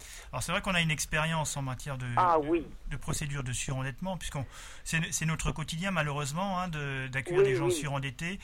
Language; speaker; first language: French; native; French